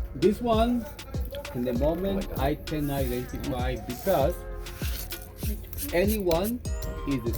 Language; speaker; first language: English; non-native, learner; Spanish